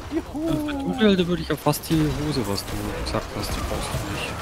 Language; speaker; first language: German; native; German